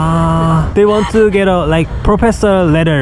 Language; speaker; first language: English; non-native, learner; Korean